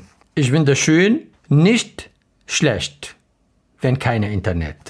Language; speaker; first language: German; non-native, learner; Arabic